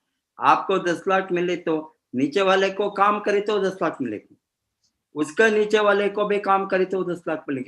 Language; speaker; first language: Hindi; non-native, fluent; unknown